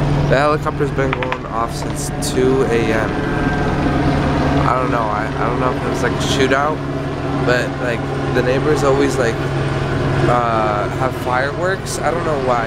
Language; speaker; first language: English; early bilingual, other home language; Spanish